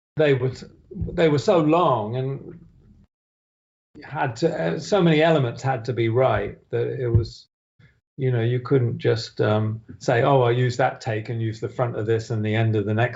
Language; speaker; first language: English; native; English